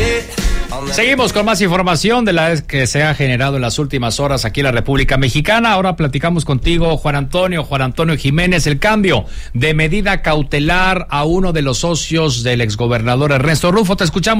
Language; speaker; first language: Spanish; native; Spanish